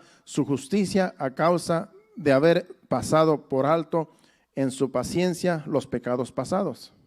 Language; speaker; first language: Spanish; native; Spanish